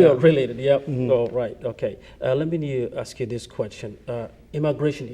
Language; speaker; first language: English; non-native, fluent; Somali